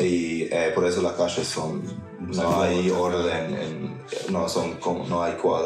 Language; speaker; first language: Spanish; non-native, fluent; English